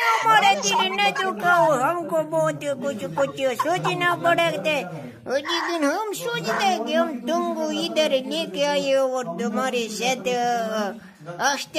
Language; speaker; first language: Hindi; non-native, local second language; Pashto